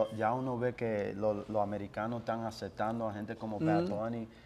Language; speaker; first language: Spanish; early bilingual, heritage; Spanish